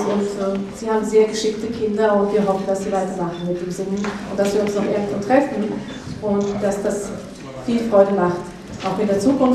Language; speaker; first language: German; non-native, fluent; Slovak